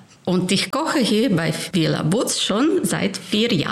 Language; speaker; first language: German; non-native, fluent; Ukrainian